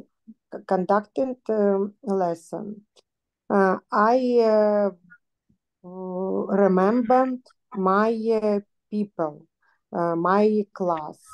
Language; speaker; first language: English; non-native, learner; Russian